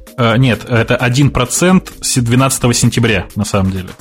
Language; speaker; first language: Russian; native; Russian